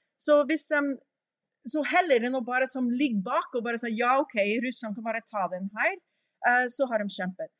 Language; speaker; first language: Norwegian; early bilingual, heritage; English